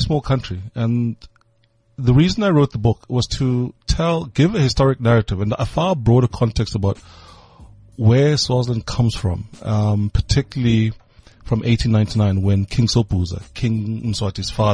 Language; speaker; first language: English; non-native, local second language; Swati